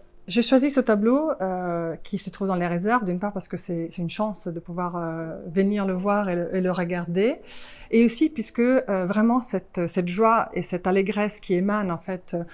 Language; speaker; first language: French; non-native, fluent; Italian